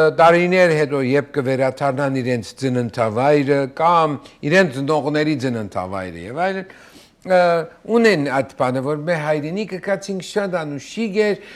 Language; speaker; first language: Armenian; early bilingual, heritage; Armenian